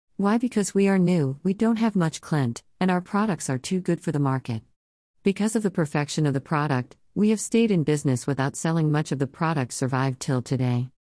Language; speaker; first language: English; non-native, learner; Chinese